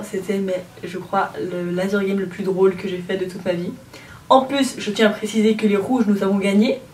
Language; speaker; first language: French; native; French